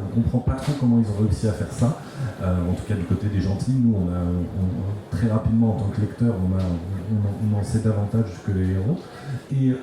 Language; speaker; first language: French; native; French